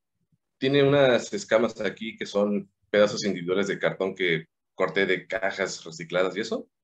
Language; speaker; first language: Spanish; native; Spanish